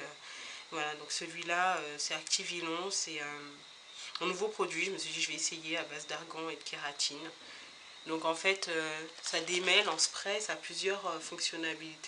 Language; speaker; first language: French; native; French